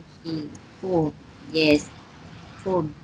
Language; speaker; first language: English; non-native, learner; Vietnamese